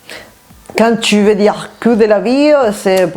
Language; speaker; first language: French; non-native, fluent; Spanish